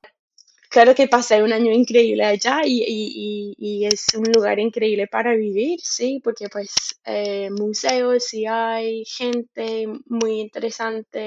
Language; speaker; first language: Spanish; non-native, fluent; English